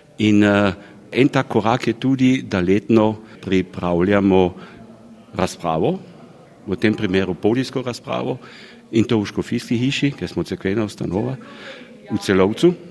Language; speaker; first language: Slovenian; native; Slovenian